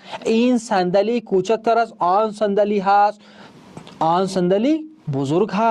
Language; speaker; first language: Persian; non-native, fluent; Urdu